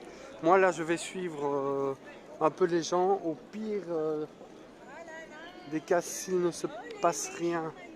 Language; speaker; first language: French; native; French